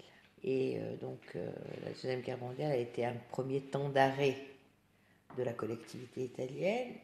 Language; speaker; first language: French; non-native, local second language; Italian